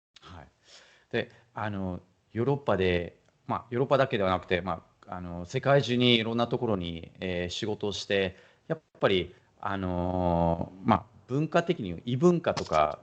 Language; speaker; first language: Japanese; non-native, fluent; German